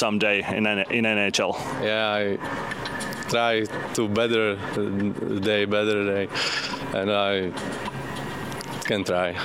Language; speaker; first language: English; non-native, learner; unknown